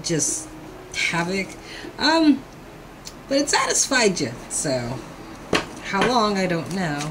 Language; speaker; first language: English; native; English